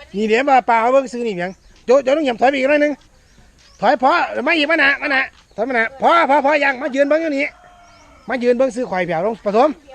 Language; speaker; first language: Thai; native; Thai